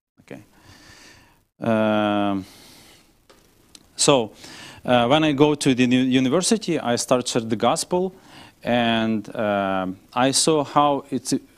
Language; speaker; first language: English; non-native, learner; Ukrainian